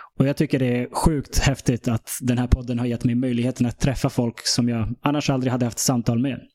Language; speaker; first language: Swedish; early bilingual, other home language; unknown